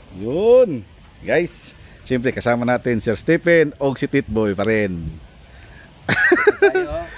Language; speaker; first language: Filipino; non-native, local second language; Cebuano